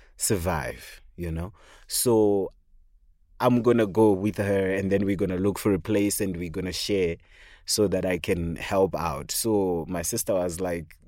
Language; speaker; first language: English; non-native, local second language; Shona